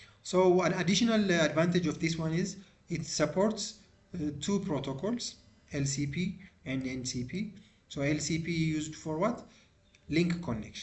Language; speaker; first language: English; non-native, local second language; Amharic